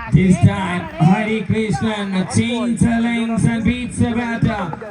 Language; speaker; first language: English; non-native, local second language; Malayalam